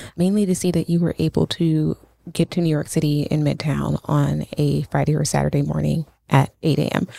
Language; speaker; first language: English; native; English